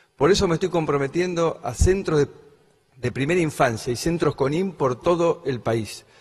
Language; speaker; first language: Spanish; native; Spanish